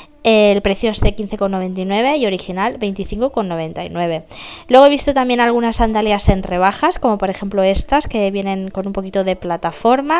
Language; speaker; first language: Spanish; native; Spanish